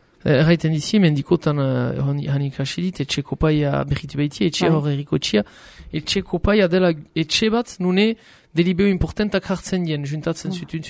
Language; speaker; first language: Basque; native; Basque